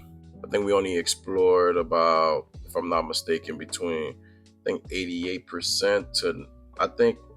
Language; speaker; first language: English; native; English